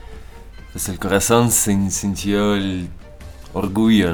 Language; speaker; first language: Spanish; non-native, fluent; Russian